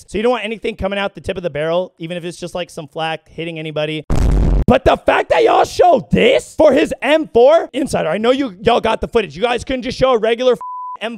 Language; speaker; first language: English; native; English